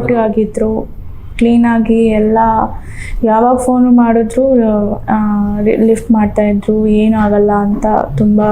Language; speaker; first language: Kannada; non-native, local second language; Telugu